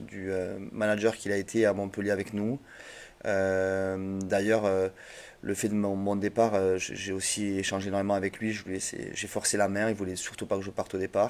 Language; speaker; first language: French; native; French